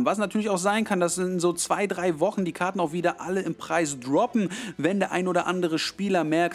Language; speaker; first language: German; native; German